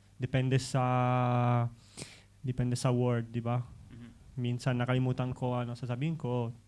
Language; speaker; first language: Filipino; non-native, learner; Italian